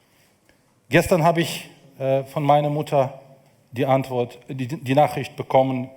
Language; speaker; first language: German; non-native, fluent; Ukrainian